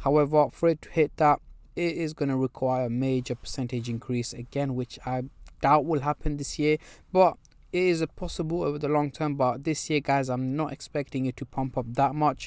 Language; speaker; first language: English; native; English